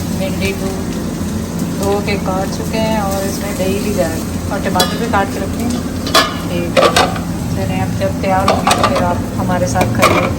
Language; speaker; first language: Urdu; non-native, local second language; Punjabi